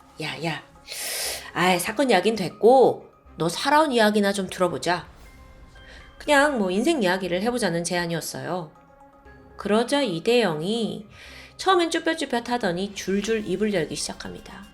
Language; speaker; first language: Korean; native; Korean